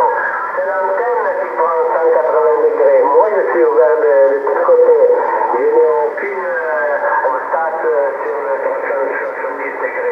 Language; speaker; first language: French; non-native, fluent; Italian